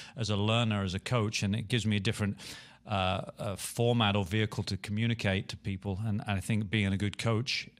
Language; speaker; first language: English; native; English